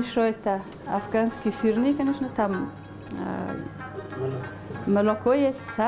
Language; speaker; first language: Russian; non-native, learner; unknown